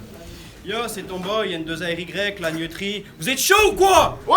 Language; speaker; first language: French; native; French